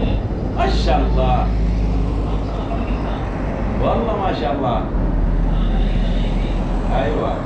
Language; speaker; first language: Arabic; non-native, learner; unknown